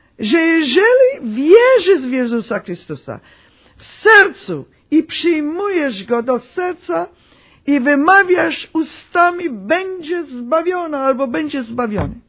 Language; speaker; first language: Polish; early bilingual, heritage; Polish